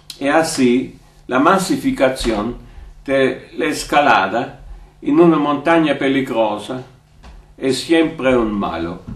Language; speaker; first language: Spanish; non-native, learner; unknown